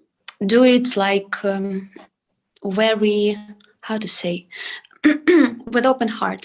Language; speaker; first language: English; non-native, learner; Ukrainian